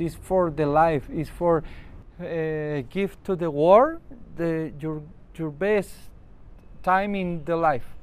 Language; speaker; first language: English; non-native, learner; Spanish